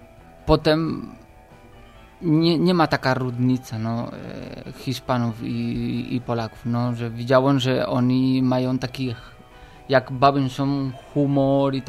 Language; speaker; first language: Polish; non-native, learner; Spanish